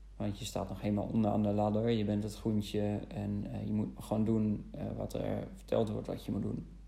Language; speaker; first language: Dutch; non-native, fluent; German